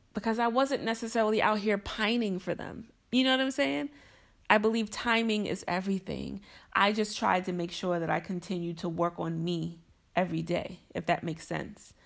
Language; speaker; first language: English; native; English